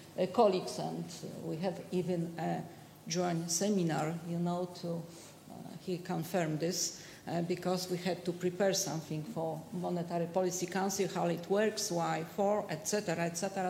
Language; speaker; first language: English; non-native, fluent; Polish